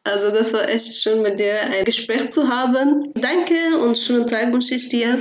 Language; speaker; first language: German; non-native, fluent; Persian